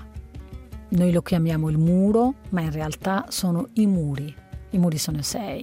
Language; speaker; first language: Italian; non-native, fluent; Arabic